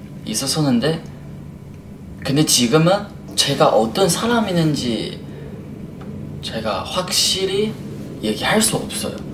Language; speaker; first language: Korean; non-native, fluent; Chinese